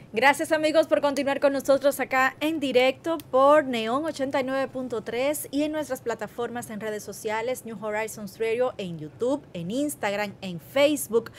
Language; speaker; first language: Spanish; native; Spanish